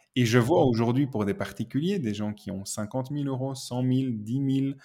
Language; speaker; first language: French; native; French